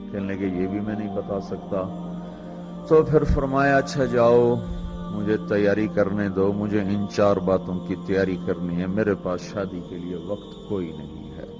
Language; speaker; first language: Urdu; non-native, local second language; Punjabi